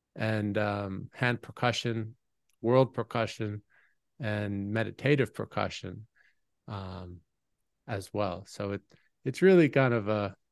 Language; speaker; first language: English; native; English